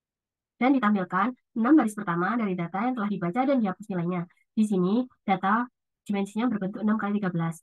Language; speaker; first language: Indonesian; native; Indonesian